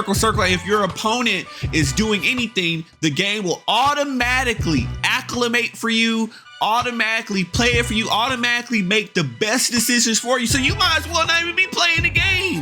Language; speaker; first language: English; native; English